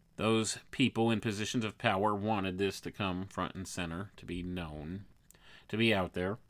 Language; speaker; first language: English; native; English